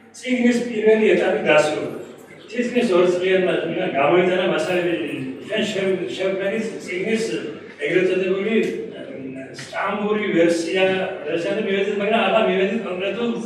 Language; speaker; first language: Georgian; non-native, local second language; Mingrelian